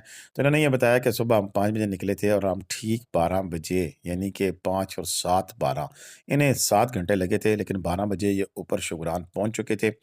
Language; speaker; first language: Hindi; non-native, local second language; Punjabi